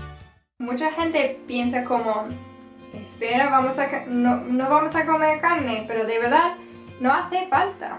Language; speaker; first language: Spanish; non-native, fluent; English